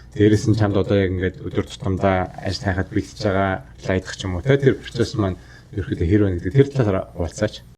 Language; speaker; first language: Mongolian; native; Mongolian